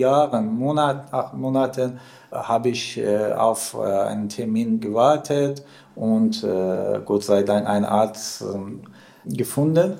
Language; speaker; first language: German; non-native, learner; Persian